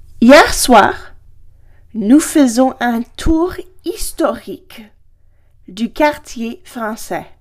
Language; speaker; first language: French; non-native, fluent; English